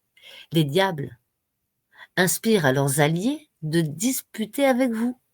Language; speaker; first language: French; native; French